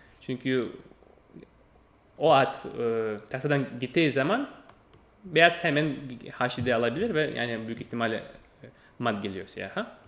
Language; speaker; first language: Turkish; non-native, fluent; Russian